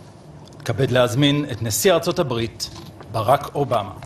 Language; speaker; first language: Hebrew; native; Hebrew